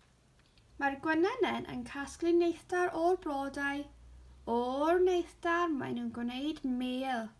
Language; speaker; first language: Welsh; non-native, local second language; English